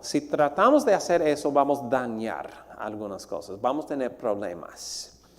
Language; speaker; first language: Spanish; non-native, fluent; English